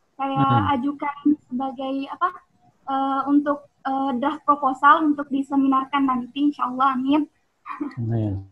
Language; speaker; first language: Indonesian; native; Indonesian